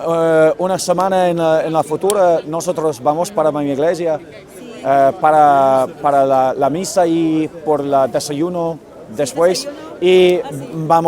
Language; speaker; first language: Spanish; non-native, learner; English